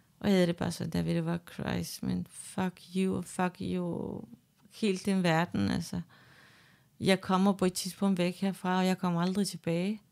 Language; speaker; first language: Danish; non-native, fluent; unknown